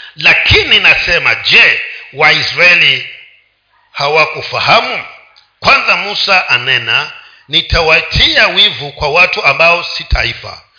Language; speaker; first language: Swahili; non-native, local second language; Giryama